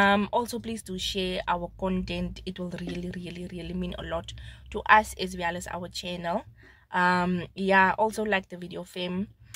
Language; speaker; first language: English; non-native, local second language; Afrikaans